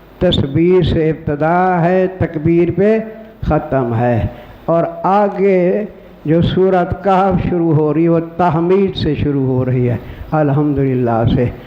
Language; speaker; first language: Urdu; non-native, local second language; Saraiki